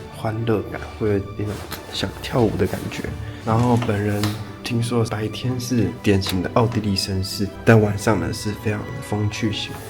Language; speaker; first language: Chinese; native; Chinese